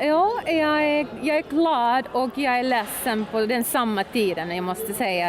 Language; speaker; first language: Swedish; non-native, fluent; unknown